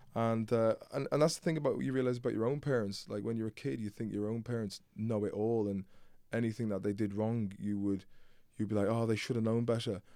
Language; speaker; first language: English; native; English